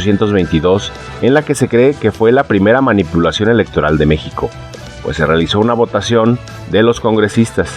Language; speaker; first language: Spanish; native; Spanish